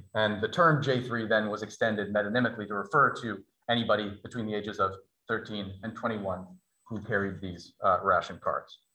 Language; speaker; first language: English; native; English